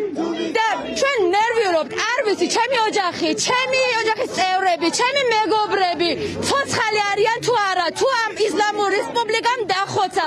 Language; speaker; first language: Georgian; non-native, fluent; Persian